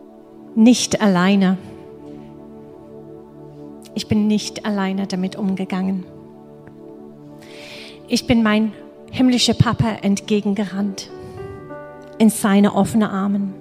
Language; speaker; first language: German; non-native, fluent; English